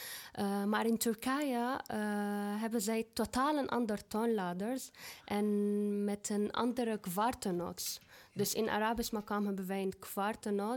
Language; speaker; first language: Dutch; non-native, learner; Arabic